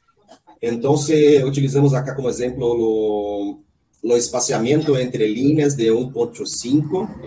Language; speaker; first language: Spanish; non-native, learner; Portuguese